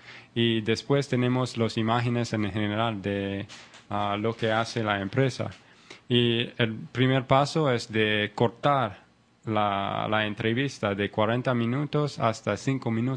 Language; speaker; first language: Spanish; non-native, learner; English